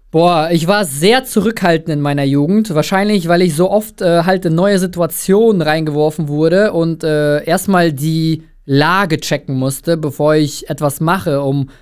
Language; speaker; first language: German; early bilingual, other home language; Russian